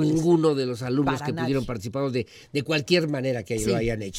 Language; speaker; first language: Spanish; native; Spanish